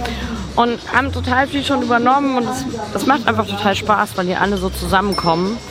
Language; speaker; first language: German; native; German